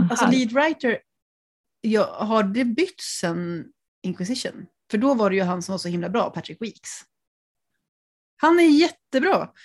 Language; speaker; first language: Swedish; native; Swedish